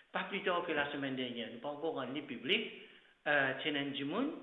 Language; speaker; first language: French; non-native, local second language; Morisyen